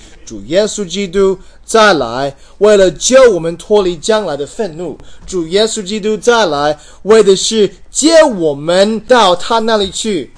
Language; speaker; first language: Chinese; non-native, fluent; English